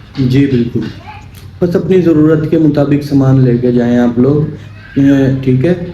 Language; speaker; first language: Hindi; native; Hindi